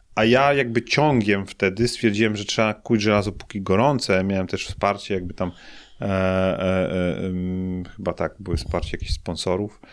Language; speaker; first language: Polish; native; Polish